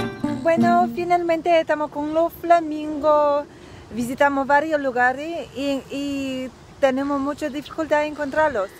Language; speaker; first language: Spanish; non-native, fluent; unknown